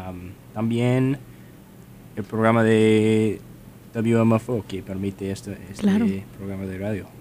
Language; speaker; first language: Spanish; non-native, learner; English